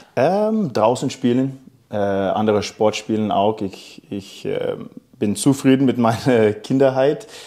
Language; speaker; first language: German; non-native, fluent; English